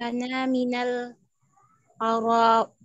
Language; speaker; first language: Arabic; non-native, learner; Indonesian